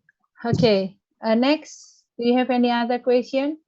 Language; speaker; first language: English; non-native, fluent; Indonesian